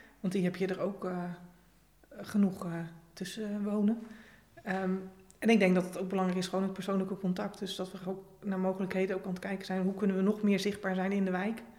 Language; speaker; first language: Dutch; native; Dutch